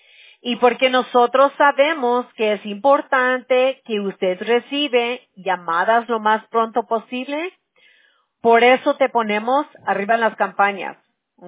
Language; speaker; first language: Spanish; early bilingual, heritage; Spanish